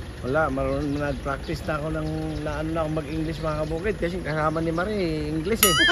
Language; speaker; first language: Filipino; native; Filipino